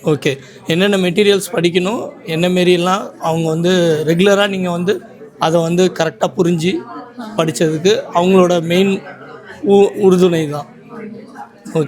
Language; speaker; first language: Tamil; native; Tamil